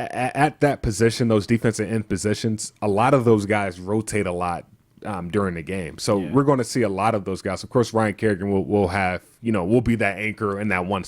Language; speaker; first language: English; native; English